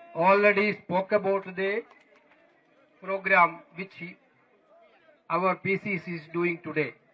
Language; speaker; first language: English; non-native, local second language; Tamil